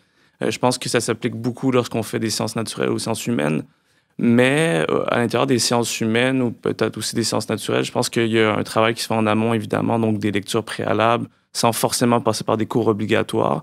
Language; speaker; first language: French; native; French